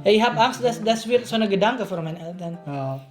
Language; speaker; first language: German; non-native, learner; Indonesian